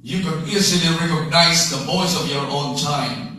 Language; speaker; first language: English; non-native, local second language; Filipino